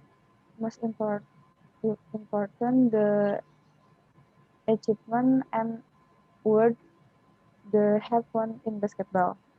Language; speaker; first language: English; non-native, learner; Indonesian